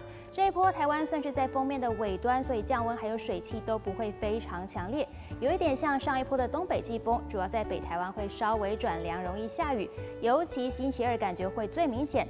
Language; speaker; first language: Chinese; native; Chinese